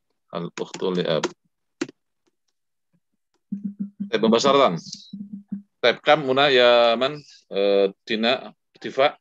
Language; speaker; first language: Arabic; non-native, fluent; Indonesian